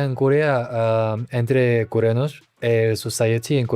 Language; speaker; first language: Spanish; non-native, learner; Korean